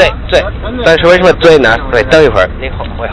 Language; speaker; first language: Chinese; non-native, learner; English